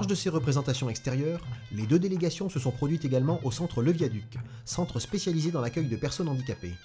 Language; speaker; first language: French; native; French